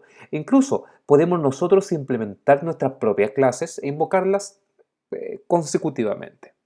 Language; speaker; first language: Spanish; native; Spanish